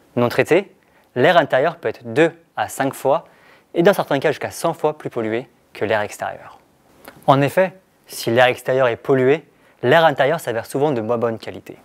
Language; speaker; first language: French; native; French